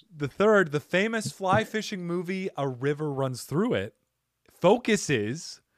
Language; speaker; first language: English; native; English